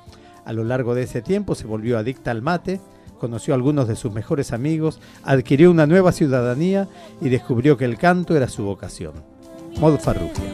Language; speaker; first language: Spanish; native; Spanish